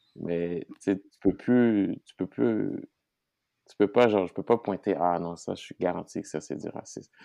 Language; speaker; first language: French; non-native, local second language; Haitian Creole